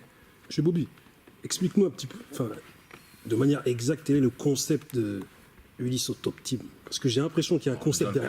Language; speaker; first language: French; native; French